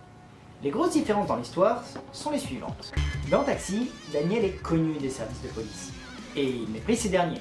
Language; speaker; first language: French; native; French